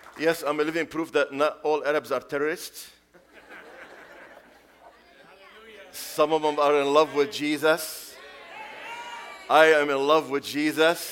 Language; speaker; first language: English; non-native, fluent; Arabic